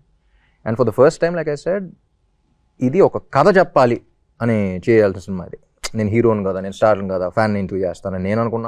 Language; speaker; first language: Telugu; native; Telugu